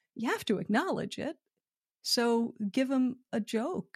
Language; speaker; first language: English; native; English